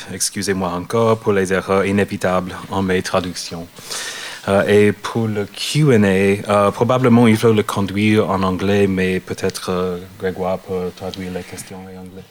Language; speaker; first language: French; non-native, learner; English